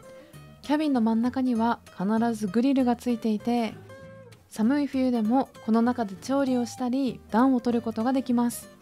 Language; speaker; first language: Japanese; native; Japanese